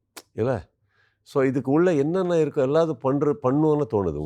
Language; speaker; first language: Tamil; non-native, learner; Kannada